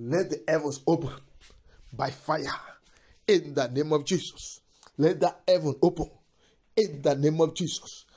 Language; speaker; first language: English; non-native, local second language; Yoruba